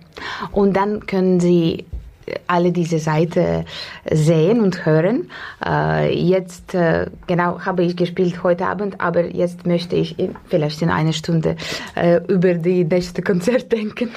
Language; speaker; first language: German; non-native, fluent; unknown